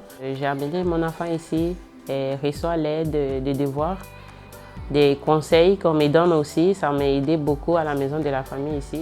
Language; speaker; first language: French; non-native, fluent; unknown